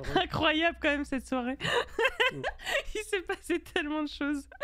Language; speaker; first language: French; native; French